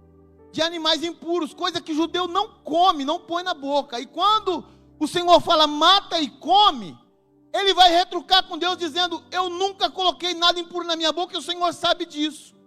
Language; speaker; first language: Portuguese; native; Portuguese